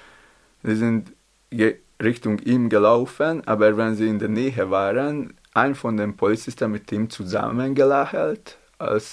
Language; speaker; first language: German; non-native, learner; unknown